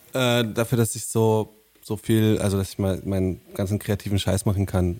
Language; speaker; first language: German; native; German